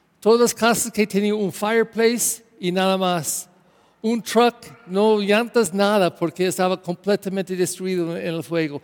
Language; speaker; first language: Spanish; non-native, learner; English